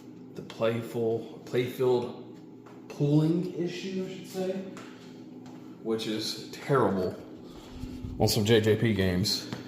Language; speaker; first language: English; native; English